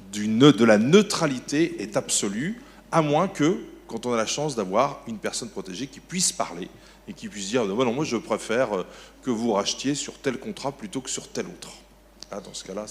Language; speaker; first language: French; native; French